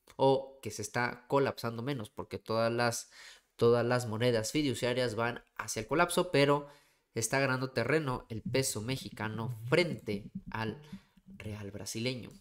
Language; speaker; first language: Spanish; native; Spanish